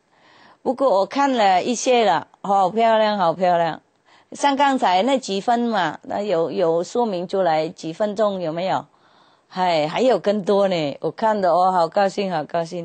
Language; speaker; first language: Chinese; non-native, fluent; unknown